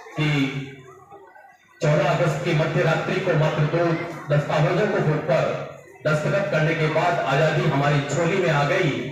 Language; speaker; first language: Hindi; non-native, local second language; Kannada